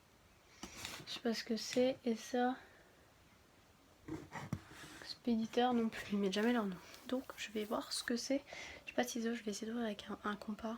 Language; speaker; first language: French; native; French